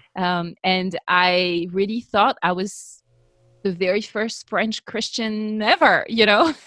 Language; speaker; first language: English; non-native, fluent; French